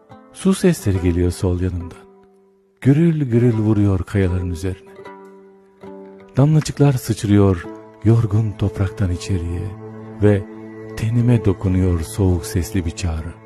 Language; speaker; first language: Turkish; native; Turkish